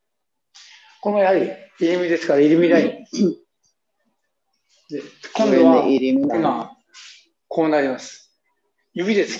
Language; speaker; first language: Japanese; native; Japanese